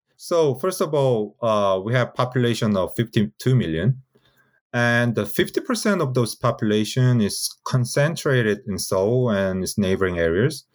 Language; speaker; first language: English; non-native, fluent; Korean